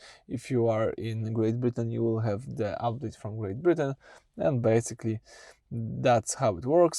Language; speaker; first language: English; non-native, fluent; Polish